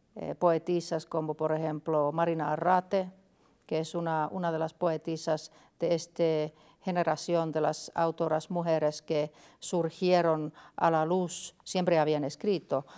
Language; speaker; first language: Spanish; non-native, fluent; Finnish